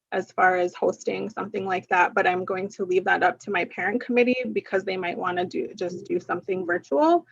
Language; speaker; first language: English; early bilingual, other home language; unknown